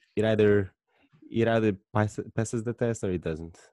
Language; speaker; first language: English; non-native, fluent; Portuguese